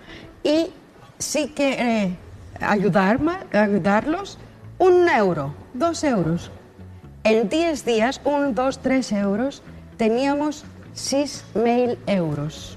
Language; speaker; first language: Spanish; non-native, learner; Greek